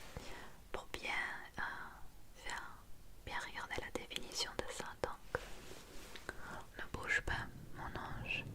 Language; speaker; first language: French; non-native, learner; English